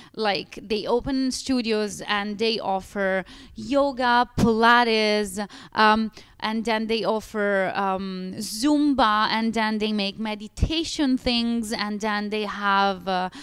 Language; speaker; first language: English; non-native, fluent; Italian